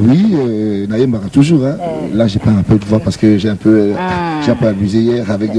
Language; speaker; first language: French; non-native, local second language; Lingala